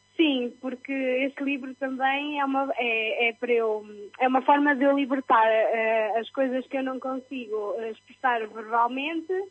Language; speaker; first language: Portuguese; early bilingual, other home language; Spanish